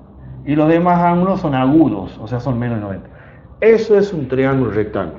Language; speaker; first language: Spanish; native; Spanish